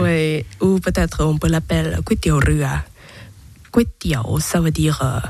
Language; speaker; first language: French; non-native, learner; Thai